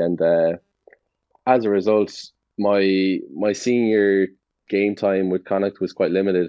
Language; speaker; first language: English; native; English